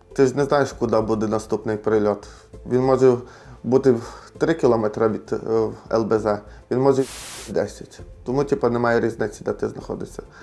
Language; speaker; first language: Ukrainian; native; Ukrainian